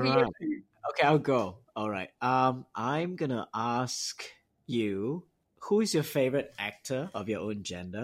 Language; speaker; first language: English; non-native, local second language; Cantonese